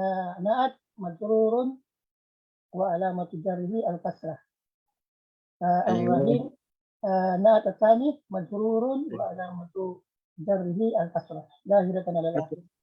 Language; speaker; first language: Arabic; non-native, learner; Filipino